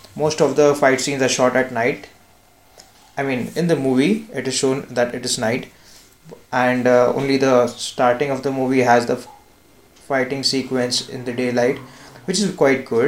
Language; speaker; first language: English; non-native, local second language; Marathi